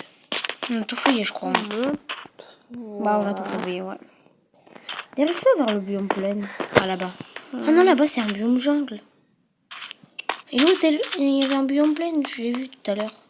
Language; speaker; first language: French; native; French